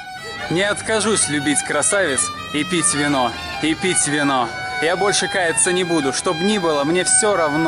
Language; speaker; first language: Russian; native; Russian